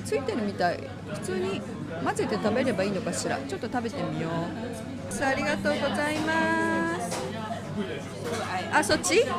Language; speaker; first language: Japanese; native; Japanese